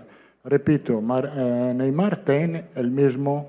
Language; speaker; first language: Portuguese; non-native, fluent; Italian